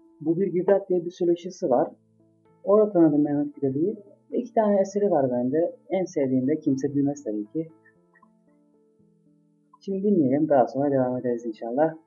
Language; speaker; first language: Turkish; native; Turkish